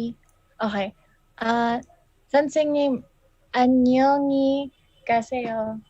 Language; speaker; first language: Korean; non-native, learner; Filipino